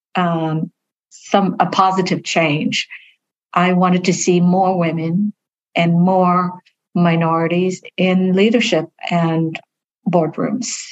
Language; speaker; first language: English; early bilingual, other home language; Vietnamese